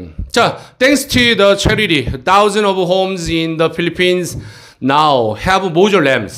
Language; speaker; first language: English; non-native, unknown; Korean